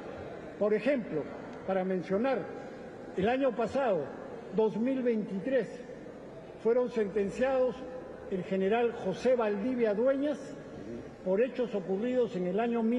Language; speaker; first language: Spanish; native; Spanish